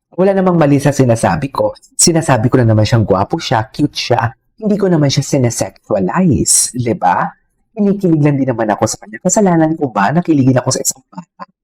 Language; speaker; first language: Filipino; non-native, local second language; Hiligaynon